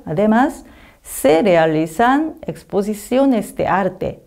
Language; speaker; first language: Spanish; non-native, learner; Korean